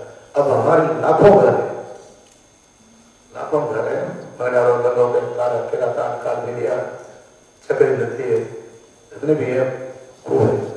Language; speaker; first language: Hindi; native; Hindi